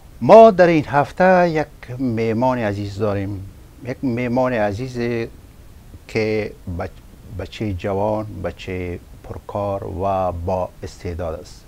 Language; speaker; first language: Persian; native; Persian